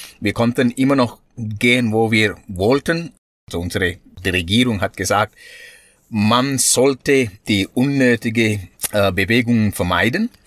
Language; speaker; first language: German; non-native, fluent; Sinhala